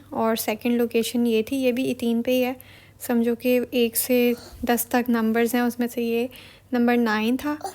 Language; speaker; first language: Urdu; native; Urdu